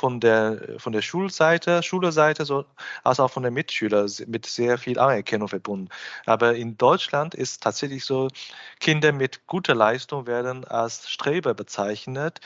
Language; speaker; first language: German; non-native, fluent; Chinese